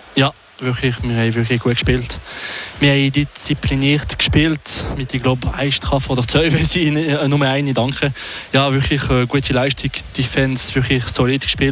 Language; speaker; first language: German; non-native, local second language; French